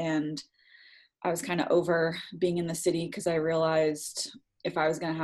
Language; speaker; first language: English; native; English